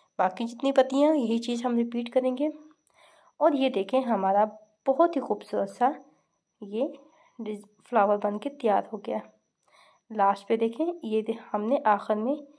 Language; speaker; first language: Urdu; native; Urdu